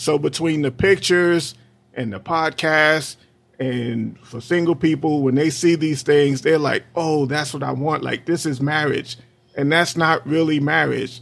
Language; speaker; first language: English; native; English